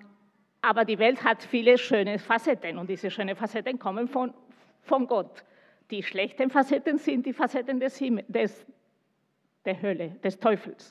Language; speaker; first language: German; non-native, fluent; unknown